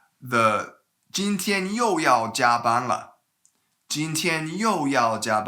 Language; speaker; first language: Chinese; non-native, fluent; English